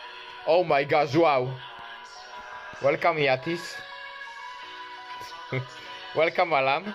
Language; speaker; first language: English; non-native, fluent; Polish